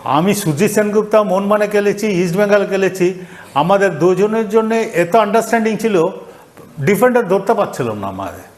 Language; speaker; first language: Bangla; non-native, fluent; Tamil